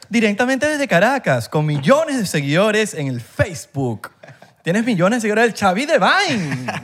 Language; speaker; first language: Spanish; early bilingual, heritage; Spanish